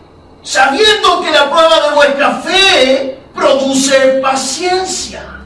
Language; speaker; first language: Spanish; native; Spanish